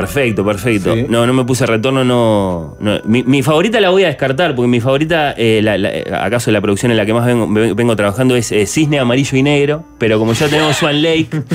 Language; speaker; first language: Spanish; native; Spanish